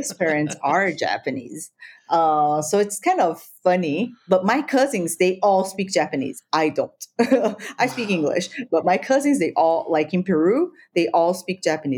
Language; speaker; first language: English; non-native, fluent; Spanish